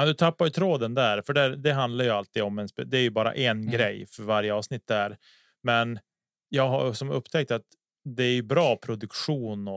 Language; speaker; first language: Swedish; native; Swedish